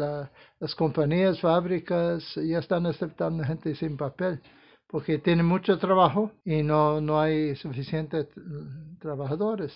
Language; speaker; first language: Spanish; non-native, fluent; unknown